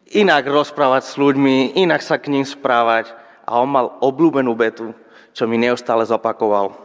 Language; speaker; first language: Slovak; non-native, fluent; Spanish